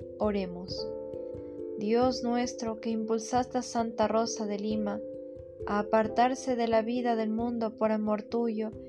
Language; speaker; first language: Spanish; native; Spanish